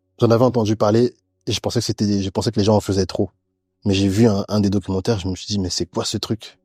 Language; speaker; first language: French; early bilingual, other home language; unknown